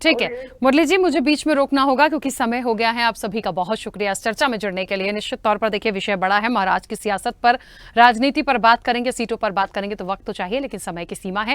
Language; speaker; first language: Hindi; native; Hindi